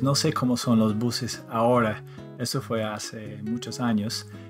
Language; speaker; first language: Spanish; non-native, fluent; English